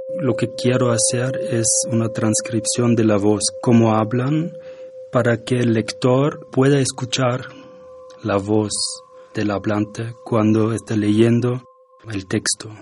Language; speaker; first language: Spanish; non-native, fluent; German